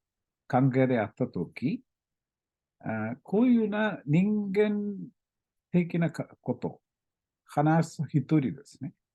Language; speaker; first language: Japanese; non-native, learner; Malayalam